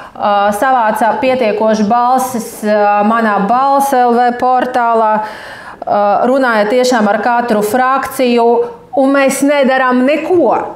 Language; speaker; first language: Latvian; non-native, local second language; Russian